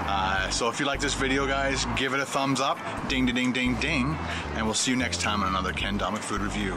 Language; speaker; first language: English; native; English